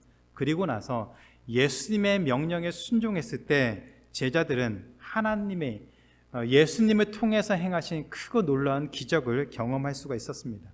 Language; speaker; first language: Korean; native; Korean